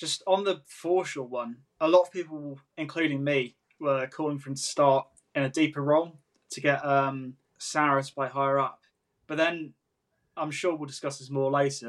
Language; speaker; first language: English; native; English